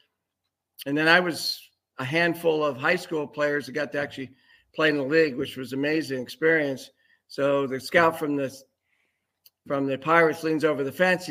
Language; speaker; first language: English; native; English